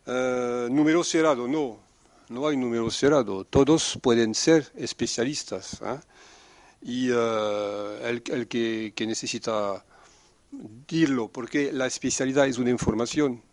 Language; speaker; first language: Spanish; non-native, fluent; French